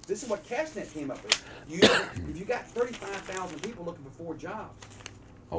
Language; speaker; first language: English; native; English